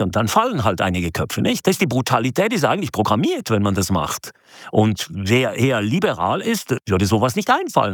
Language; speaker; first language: German; native; German